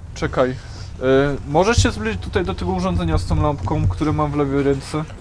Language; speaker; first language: Polish; native; Polish